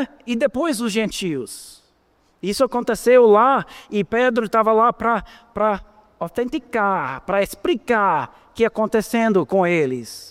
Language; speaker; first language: Portuguese; non-native, fluent; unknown